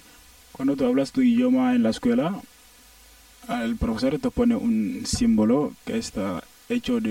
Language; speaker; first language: Spanish; non-native, learner; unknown